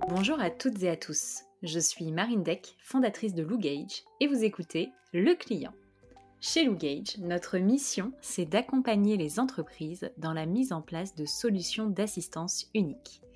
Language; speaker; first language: French; native; French